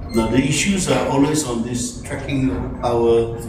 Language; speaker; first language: English; non-native, local second language; Malay